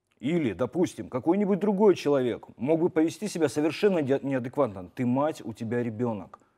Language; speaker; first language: Russian; native; Russian